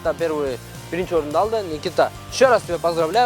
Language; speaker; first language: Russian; non-native, local second language; Kyrgyz